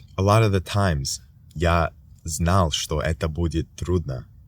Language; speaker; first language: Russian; non-native, learner; English